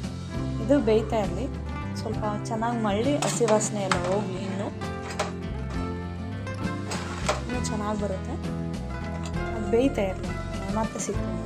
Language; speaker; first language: Kannada; native; Kannada